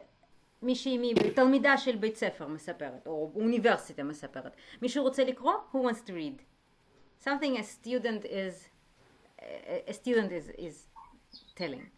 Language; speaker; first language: Hebrew; native; Hebrew